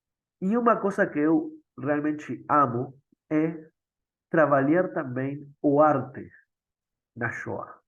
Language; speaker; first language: Portuguese; non-native, fluent; Spanish